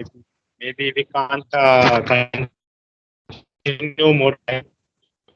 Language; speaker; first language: English; non-native, learner; Telugu